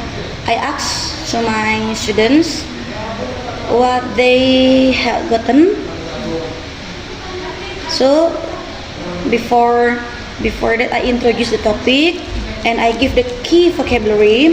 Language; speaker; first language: English; non-native, fluent; Indonesian